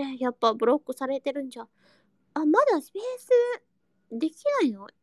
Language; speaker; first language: Japanese; non-native, learner; Indonesian